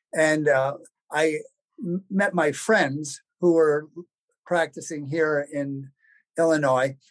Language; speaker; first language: English; native; English